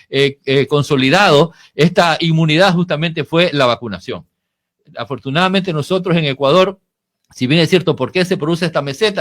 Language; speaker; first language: Spanish; native; Spanish